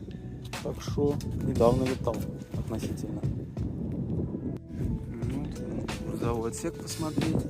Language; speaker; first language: Russian; native; Russian